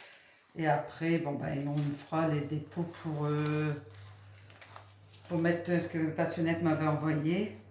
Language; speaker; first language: French; native; French